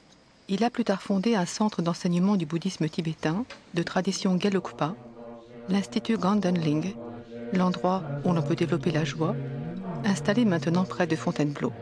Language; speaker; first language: French; native; French